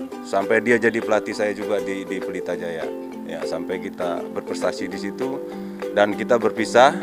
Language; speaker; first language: Indonesian; non-native, local second language; Minangkabau